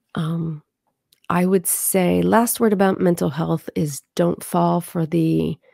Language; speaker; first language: English; native; English